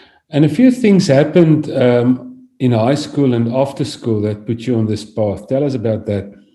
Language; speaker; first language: English; non-native, local second language; Afrikaans